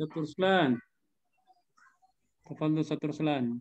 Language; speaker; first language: Arabic; non-native, learner; Indonesian